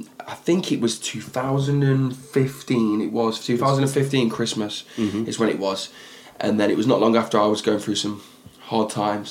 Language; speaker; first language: English; native; English